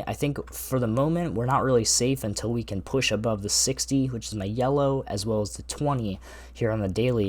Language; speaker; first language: English; native; English